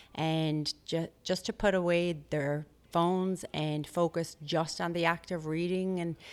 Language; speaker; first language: English; native; English